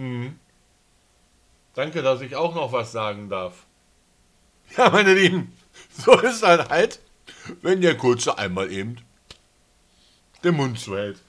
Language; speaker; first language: German; native; German